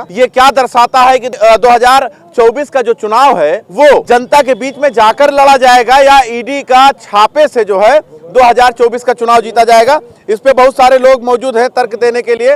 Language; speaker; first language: Hindi; native; Hindi